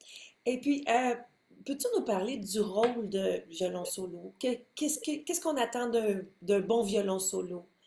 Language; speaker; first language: French; native; French